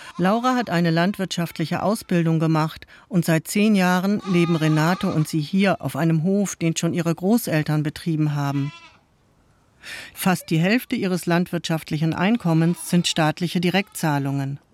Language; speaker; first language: German; native; German